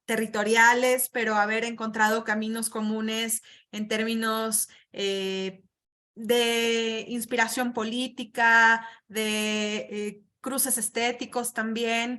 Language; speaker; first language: Spanish; native; Spanish